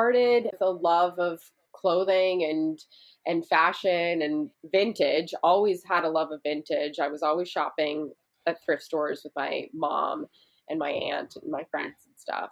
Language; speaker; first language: English; native; English